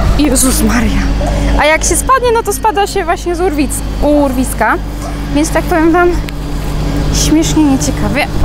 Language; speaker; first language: Polish; early bilingual, heritage; Polish